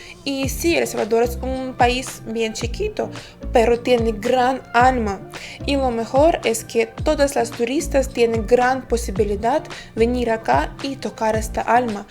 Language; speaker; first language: Spanish; non-native, fluent; Ukrainian